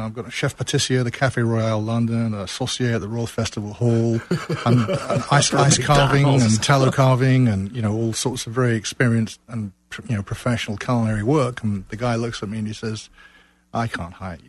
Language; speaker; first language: English; native; English